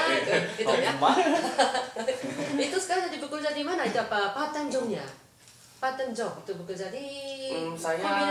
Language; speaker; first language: Indonesian; non-native, fluent; Japanese